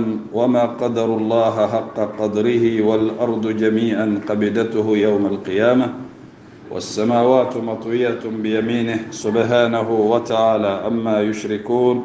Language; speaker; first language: Arabic; non-native, fluent; Bambara